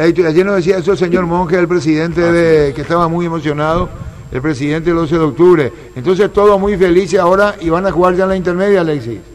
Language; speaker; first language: Spanish; native; Spanish